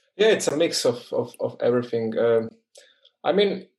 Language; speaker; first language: English; non-native, fluent; Croatian